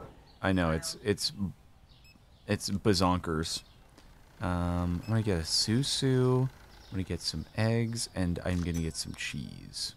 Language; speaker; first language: English; native; English